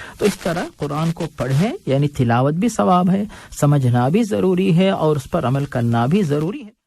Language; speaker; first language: Urdu; native; Urdu